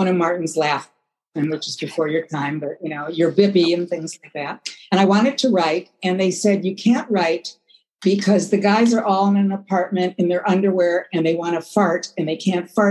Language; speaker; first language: English; native; English